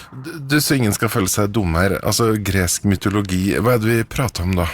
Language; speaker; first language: Norwegian; native; Norwegian